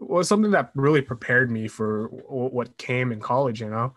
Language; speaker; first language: English; native; English